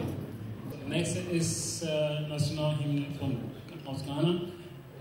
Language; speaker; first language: German; non-native, learner; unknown